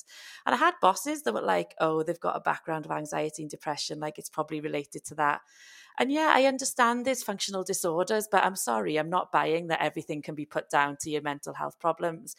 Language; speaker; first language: English; native; English